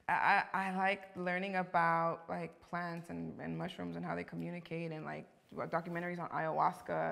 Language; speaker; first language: English; early bilingual, other home language; Spanish